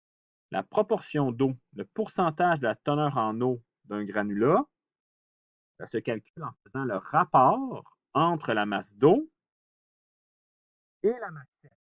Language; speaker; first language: French; native; French